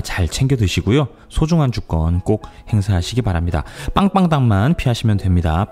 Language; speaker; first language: Korean; native; Korean